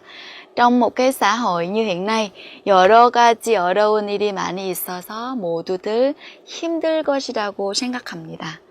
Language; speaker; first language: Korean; non-native, fluent; Vietnamese